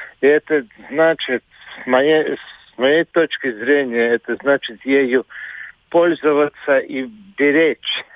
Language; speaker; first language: Russian; non-native, local second language; Latvian